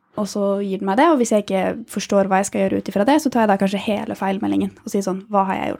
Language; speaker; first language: Norwegian; native; Norwegian